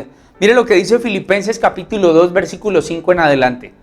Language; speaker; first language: Spanish; native; Spanish